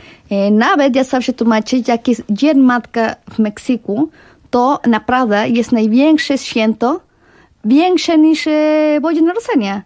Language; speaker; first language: Polish; non-native, fluent; Spanish